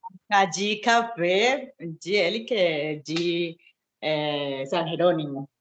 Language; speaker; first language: Portuguese; non-native, learner; Spanish